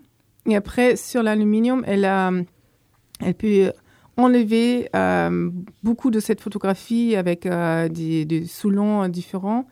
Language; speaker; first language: French; non-native, fluent; German